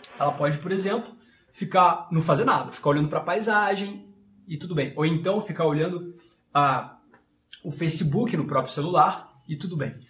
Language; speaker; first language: Portuguese; non-native, fluent; French